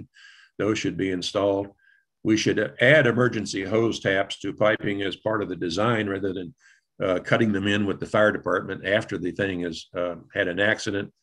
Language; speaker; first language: English; native; English